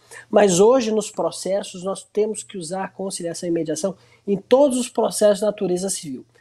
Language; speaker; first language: Portuguese; native; Portuguese